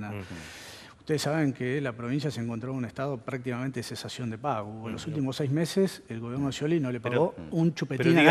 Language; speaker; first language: Spanish; native; Spanish